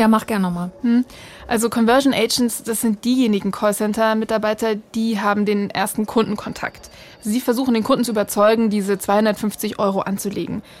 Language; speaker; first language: German; native; German